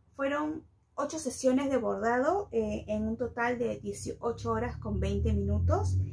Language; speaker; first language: Spanish; native; Spanish